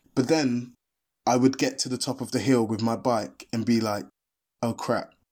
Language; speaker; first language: English; native; English